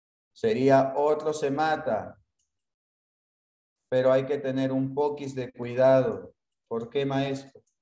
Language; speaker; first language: Spanish; native; Spanish